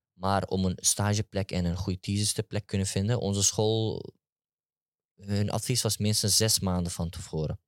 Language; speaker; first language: Dutch; early bilingual, other home language; Turkish